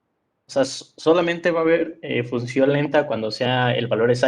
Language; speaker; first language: Spanish; native; Spanish